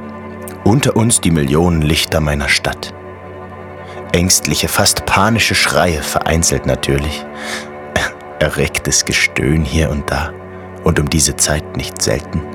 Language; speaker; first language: German; native; German